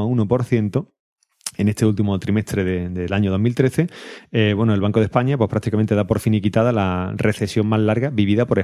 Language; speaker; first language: Spanish; native; Spanish